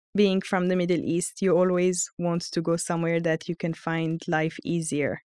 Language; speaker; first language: English; early bilingual, heritage; Armenian